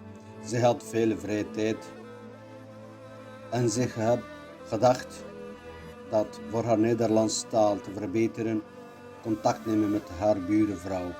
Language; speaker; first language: Dutch; non-native, learner; Kurdish